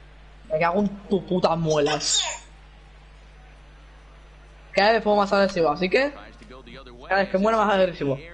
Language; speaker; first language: Spanish; native; Spanish